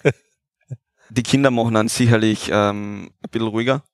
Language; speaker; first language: German; native; German